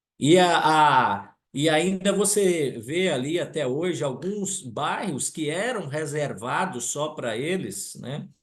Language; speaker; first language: Portuguese; non-native, local second language; German